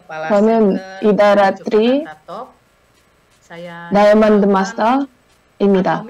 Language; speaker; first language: Korean; non-native, fluent; Indonesian